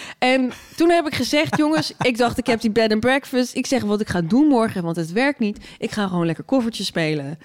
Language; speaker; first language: Dutch; native; Dutch